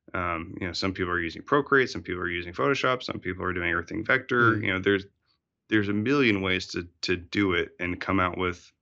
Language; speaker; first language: English; native; English